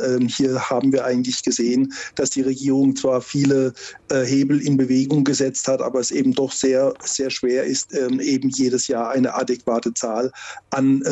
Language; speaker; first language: German; native; German